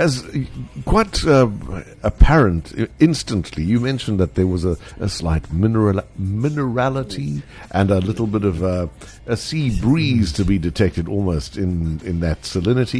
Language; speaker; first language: English; native; English